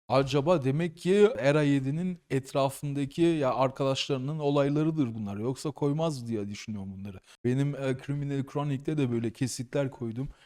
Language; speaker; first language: Turkish; early bilingual, heritage; Turkish